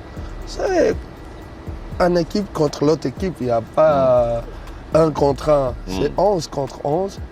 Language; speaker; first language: French; non-native, learner; Portuguese